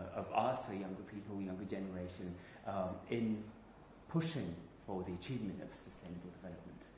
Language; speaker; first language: English; non-native, fluent; Uzbek